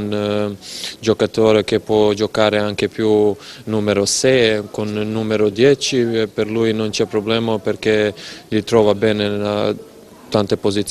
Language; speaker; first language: Italian; non-native, learner; Serbian